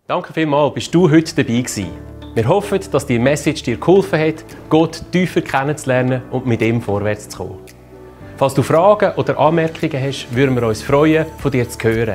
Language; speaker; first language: German; native; German